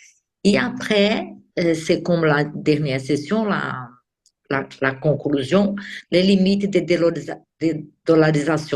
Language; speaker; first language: French; non-native, fluent; Portuguese